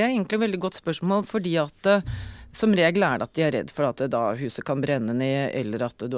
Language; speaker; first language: Norwegian; native; Norwegian